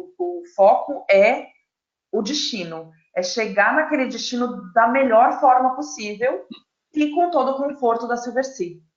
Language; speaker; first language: Portuguese; native; Portuguese